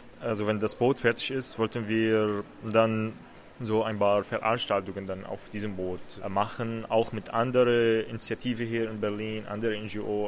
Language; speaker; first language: German; non-native, learner; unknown